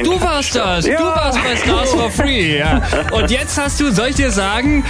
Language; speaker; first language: German; native; German